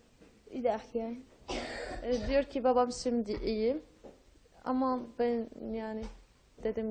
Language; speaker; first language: Turkish; non-native, learner; Arabic